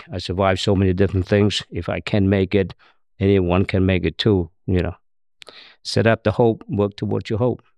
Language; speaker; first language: English; non-native, learner; Khmer